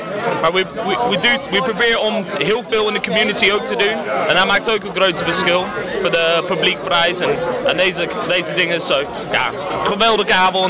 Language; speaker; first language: Dutch; non-native, learner; English